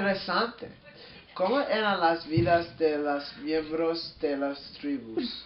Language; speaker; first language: Spanish; non-native, learner; English